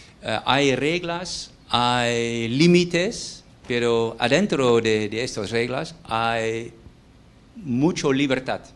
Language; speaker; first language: Spanish; non-native, fluent; Dutch